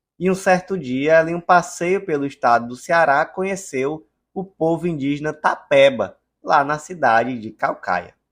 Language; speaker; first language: Portuguese; native; Portuguese